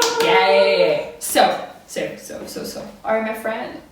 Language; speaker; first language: English; non-native, fluent; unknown